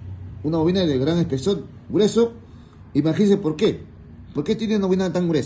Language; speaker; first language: Spanish; native; Spanish